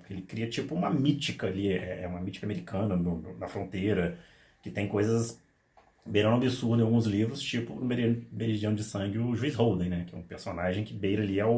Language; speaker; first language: Portuguese; native; Portuguese